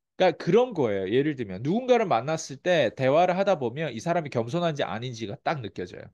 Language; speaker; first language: Korean; native; Korean